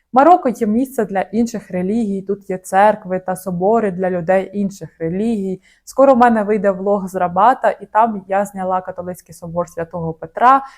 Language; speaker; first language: Ukrainian; native; Ukrainian